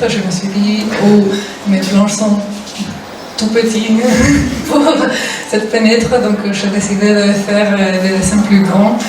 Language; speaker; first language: French; non-native, fluent; Spanish